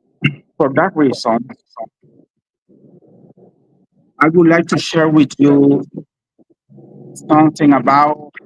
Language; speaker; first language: English; non-native, learner; Spanish